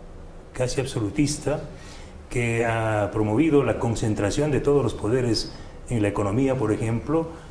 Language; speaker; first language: Spanish; native; Spanish